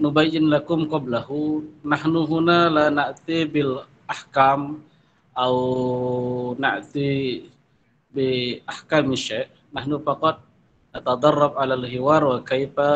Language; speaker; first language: Arabic; non-native, fluent; Indonesian